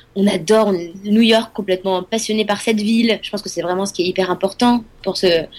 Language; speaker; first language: French; native; French